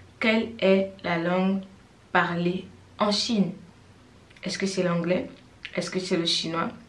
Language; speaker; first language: French; non-native, local second language; Fang